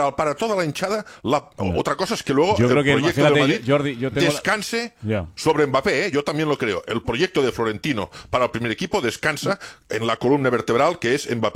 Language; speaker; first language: Spanish; native; Spanish